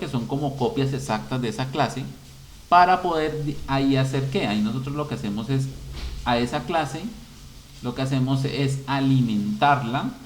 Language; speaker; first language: Spanish; native; Spanish